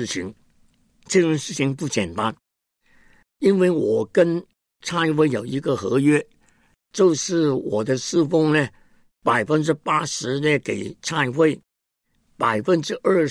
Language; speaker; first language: Chinese; non-native, local second language; Cantonese